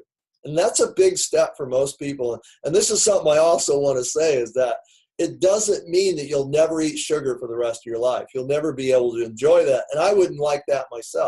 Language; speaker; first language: English; native; English